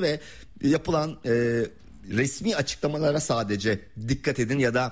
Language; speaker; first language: Turkish; native; Turkish